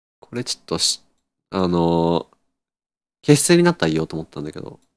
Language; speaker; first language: Japanese; native; Japanese